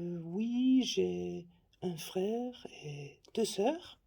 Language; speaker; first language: French; non-native, learner; Faroese